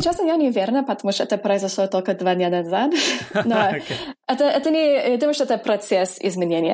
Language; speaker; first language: Russian; non-native, fluent; English